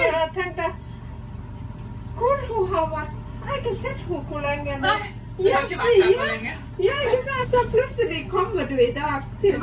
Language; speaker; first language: Norwegian; non-native, learner; Thai